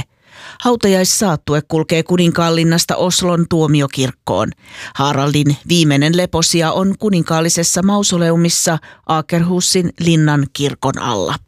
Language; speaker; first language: Finnish; native; Finnish